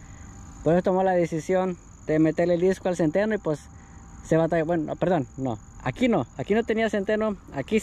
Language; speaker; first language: Spanish; native; Spanish